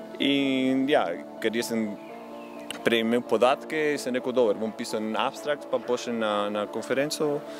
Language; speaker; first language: Slovenian; early bilingual, heritage; Slovenian